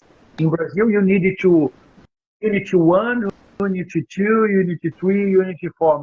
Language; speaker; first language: English; non-native, learner; Portuguese